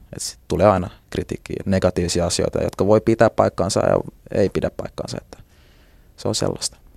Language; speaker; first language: Finnish; early bilingual, other home language; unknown